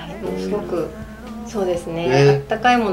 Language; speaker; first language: Japanese; native; Japanese